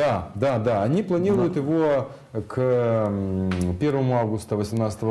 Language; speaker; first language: Russian; native; Russian